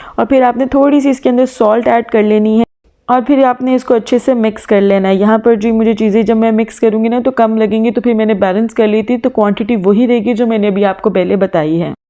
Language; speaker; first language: Urdu; native; Urdu